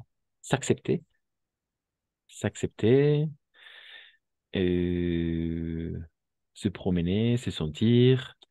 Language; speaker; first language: French; non-native, fluent; Spanish